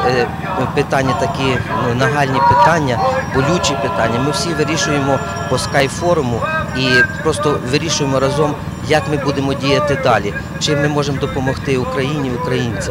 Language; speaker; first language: Ukrainian; native; Ukrainian